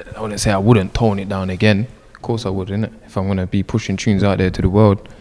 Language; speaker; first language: English; native; English